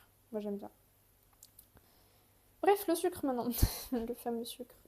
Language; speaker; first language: French; native; French